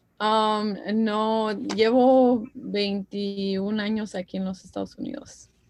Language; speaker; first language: Spanish; early bilingual, heritage; Spanish